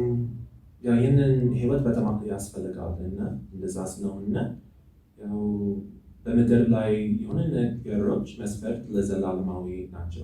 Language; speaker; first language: Amharic; non-native, learner; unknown